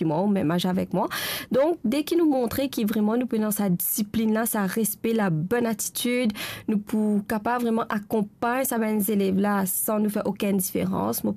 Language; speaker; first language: French; non-native, local second language; Morisyen